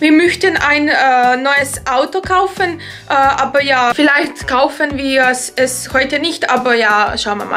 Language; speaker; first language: German; non-native, fluent; Bosnian